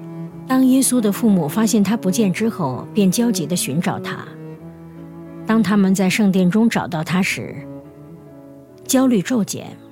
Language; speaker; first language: Chinese; native; Chinese